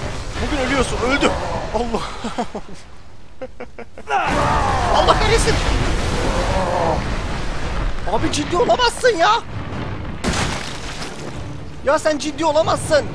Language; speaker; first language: Turkish; native; Turkish